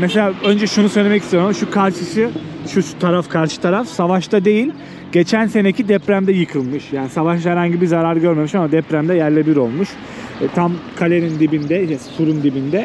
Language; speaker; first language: Turkish; native; Turkish